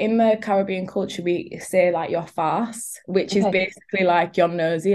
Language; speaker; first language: English; native; English